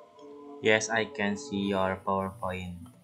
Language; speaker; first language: English; non-native, learner; Indonesian